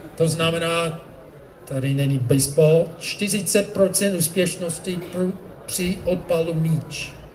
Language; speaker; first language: Czech; non-native, fluent; English